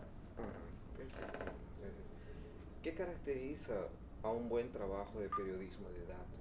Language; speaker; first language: Spanish; non-native, fluent; Portuguese